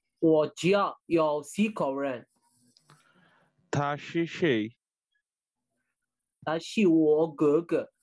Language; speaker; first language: Chinese; non-native, learner; Arabic